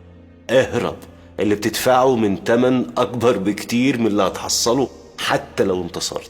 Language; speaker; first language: Arabic; native; Arabic